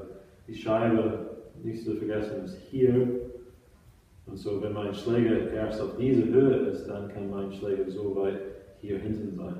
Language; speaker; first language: German; non-native, fluent; English